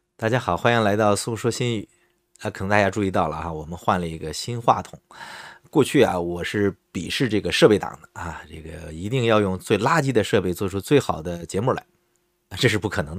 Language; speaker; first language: Chinese; native; Chinese